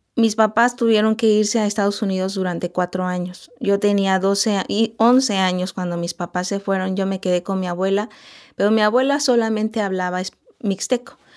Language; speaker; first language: Spanish; non-native, local second language; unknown